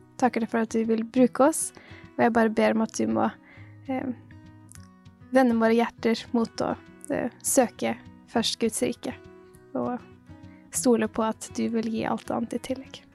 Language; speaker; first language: Norwegian; native; Norwegian